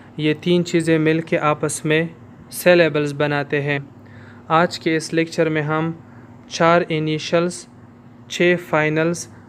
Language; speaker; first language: Urdu; non-native, local second language; Pashto